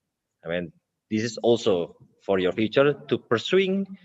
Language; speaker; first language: English; non-native, local second language; Indonesian